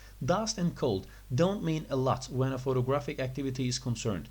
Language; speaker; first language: English; non-native, fluent; Turkish